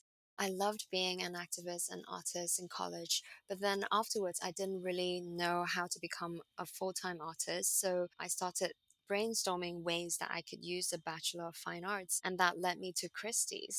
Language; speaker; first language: English; non-native, local second language; Cantonese